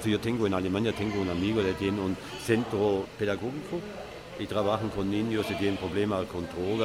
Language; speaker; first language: Spanish; non-native, fluent; German